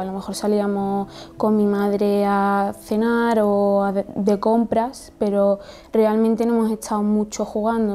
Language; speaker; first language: Spanish; early bilingual, other home language; Arabic